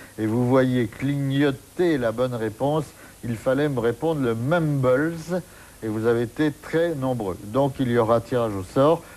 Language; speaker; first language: French; native; French